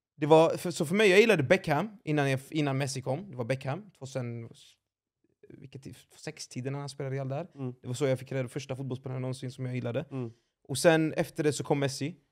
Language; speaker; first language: Swedish; early bilingual, other home language; Arabic